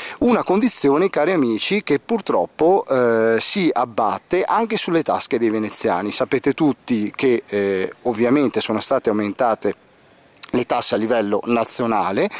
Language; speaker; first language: Italian; native; Italian